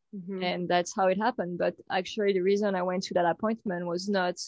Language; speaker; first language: English; non-native, fluent; French